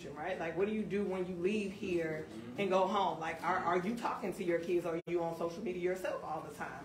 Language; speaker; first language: English; native; English